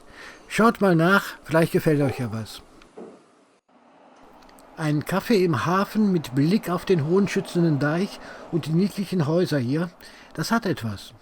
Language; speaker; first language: German; native; German